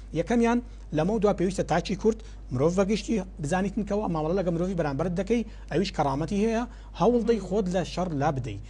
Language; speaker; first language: Central Kurdish; native; Central Kurdish